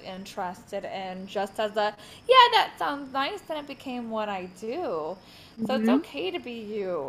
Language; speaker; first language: English; native; English